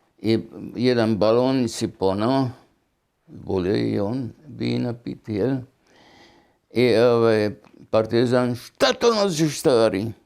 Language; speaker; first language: Bosnian; non-native, local second language; German